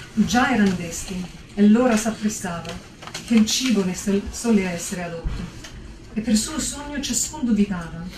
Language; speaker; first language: Italian; non-native, fluent; English